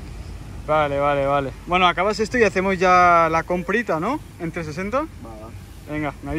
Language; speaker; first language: Spanish; native; Spanish